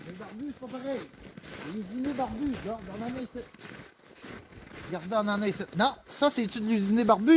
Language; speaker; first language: French; native; French